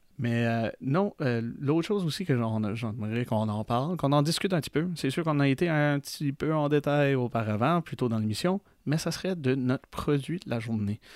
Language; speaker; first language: French; native; French